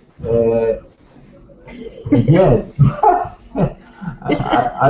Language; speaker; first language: English; non-native, learner; Turkish